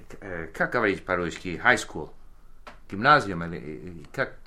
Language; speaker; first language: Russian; non-native, learner; English